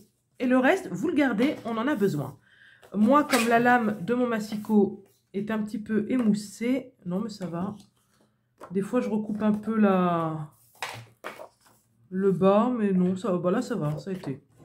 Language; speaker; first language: French; native; French